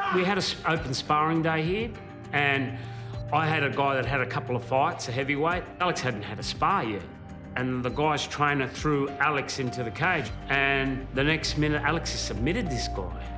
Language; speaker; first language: English; native; English